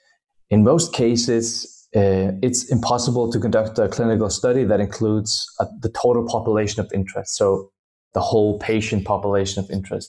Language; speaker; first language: English; non-native, fluent; Danish